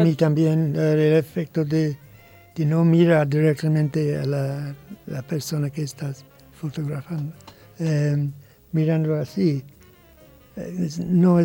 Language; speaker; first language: Spanish; non-native, learner; English